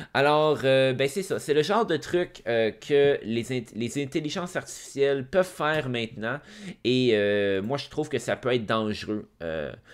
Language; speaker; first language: French; native; French